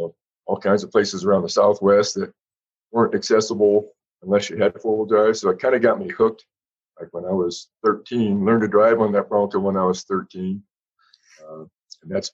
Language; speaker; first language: English; native; English